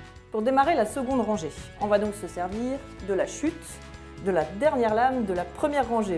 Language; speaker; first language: French; native; French